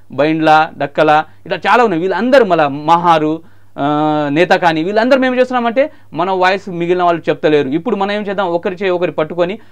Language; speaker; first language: Telugu; non-native, local second language; Marathi